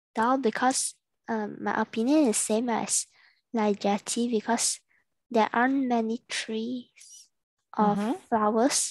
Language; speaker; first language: English; non-native, learner; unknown